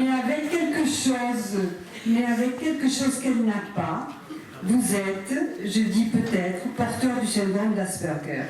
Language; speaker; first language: French; native; French